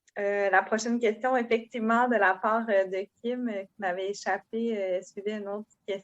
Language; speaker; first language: French; native; French